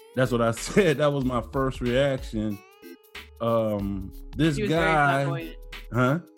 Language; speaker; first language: English; native; English